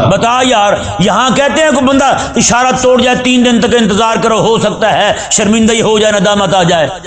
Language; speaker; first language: Urdu; native; Urdu